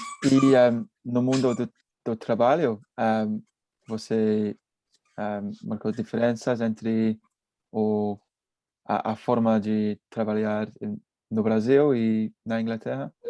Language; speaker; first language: Portuguese; non-native, learner; English